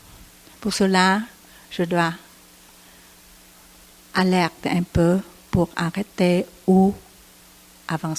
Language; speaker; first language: French; non-native, learner; Vietnamese